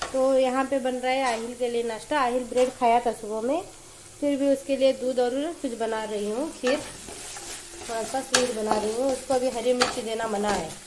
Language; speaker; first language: Hindi; non-native, local second language; Urdu